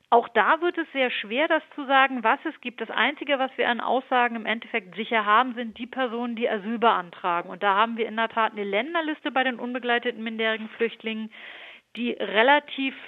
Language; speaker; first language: German; native; German